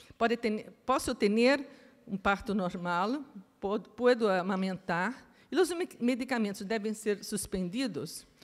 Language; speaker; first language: Portuguese; native; Portuguese